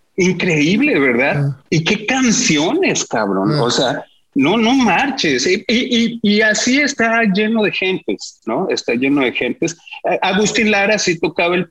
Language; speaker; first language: Spanish; native; Spanish